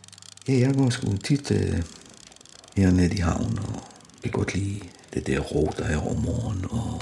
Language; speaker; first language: Danish; non-native, fluent; Bosnian